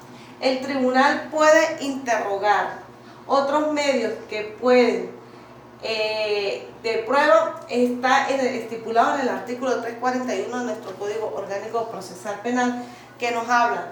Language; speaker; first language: Spanish; native; Spanish